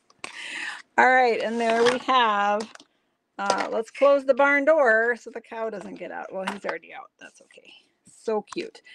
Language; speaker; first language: English; native; English